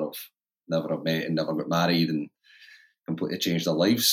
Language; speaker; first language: English; native; English